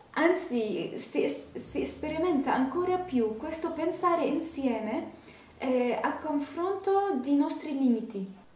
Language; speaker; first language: Italian; non-native, fluent; Arabic